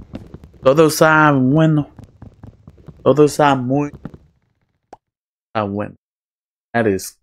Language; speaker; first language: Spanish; non-native, learner; English